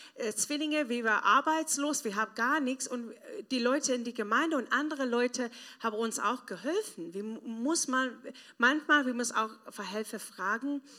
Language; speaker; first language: German; non-native, learner; English